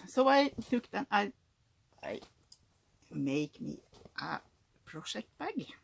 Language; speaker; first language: English; non-native, learner; Norwegian